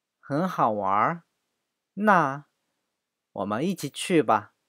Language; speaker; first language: Chinese; non-native, fluent; Korean